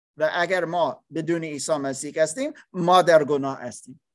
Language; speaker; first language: Persian; non-native, learner; English